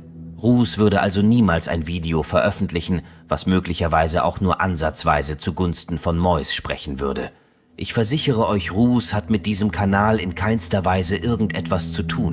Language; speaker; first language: German; native; German